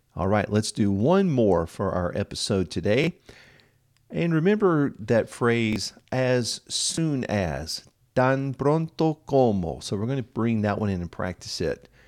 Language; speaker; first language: English; native; English